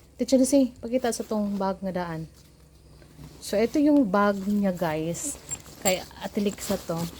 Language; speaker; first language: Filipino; non-native, local second language; Cebuano